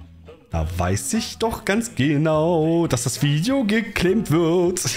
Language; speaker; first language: German; native; German